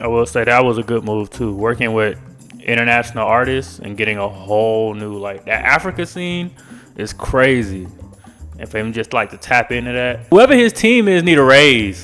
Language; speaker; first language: English; native; English